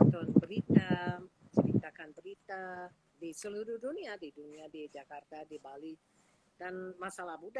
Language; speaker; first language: Indonesian; non-native, fluent; English